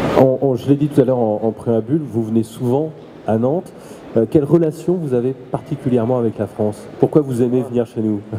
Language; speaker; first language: French; native; French